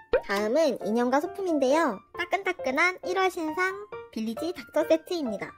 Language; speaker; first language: Korean; native; Korean